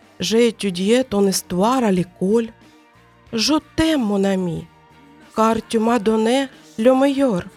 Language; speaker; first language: French; non-native, learner; Ukrainian